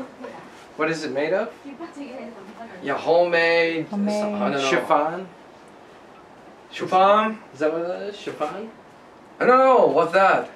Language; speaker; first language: English; non-native, learner; Japanese